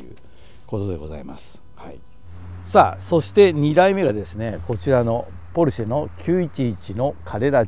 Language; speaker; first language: Japanese; native; Japanese